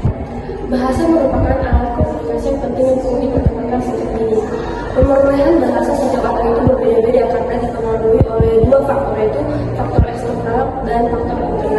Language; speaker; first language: Indonesian; native; Indonesian